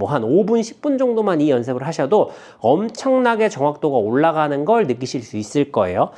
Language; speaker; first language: Korean; native; Korean